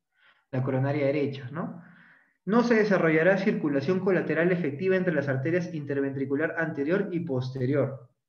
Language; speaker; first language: Spanish; native; Spanish